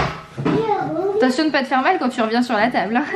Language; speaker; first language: French; native; French